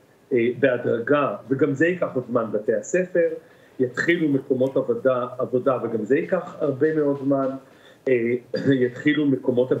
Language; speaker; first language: Hebrew; native; Hebrew